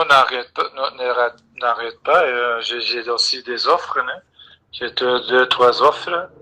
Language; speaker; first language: French; non-native, fluent; Dutch